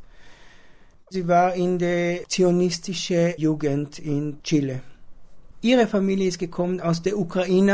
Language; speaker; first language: German; non-native, fluent; Hebrew